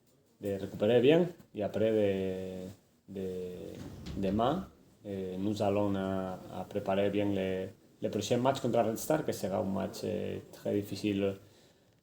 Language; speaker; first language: French; non-native, fluent; Spanish